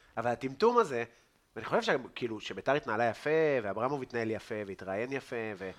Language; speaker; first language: Hebrew; native; Hebrew